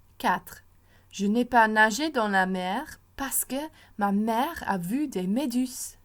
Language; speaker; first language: French; non-native, fluent; English